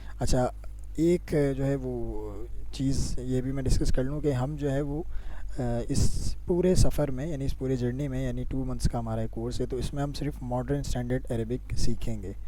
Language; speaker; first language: Urdu; native; Urdu